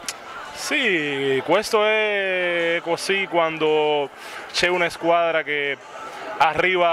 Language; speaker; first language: Italian; non-native, learner; Spanish